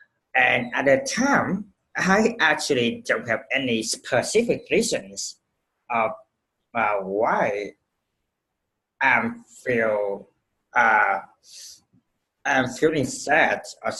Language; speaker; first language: English; non-native, fluent; Vietnamese